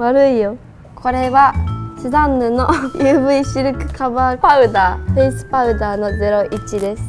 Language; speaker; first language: Japanese; native; Japanese